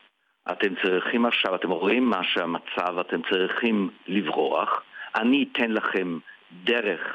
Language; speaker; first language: Hebrew; early bilingual, heritage; Hebrew